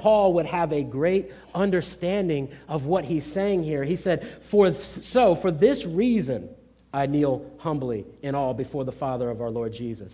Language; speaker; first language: English; native; English